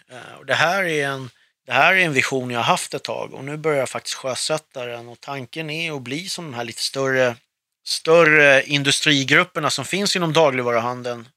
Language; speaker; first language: Swedish; early bilingual, other home language; Arabic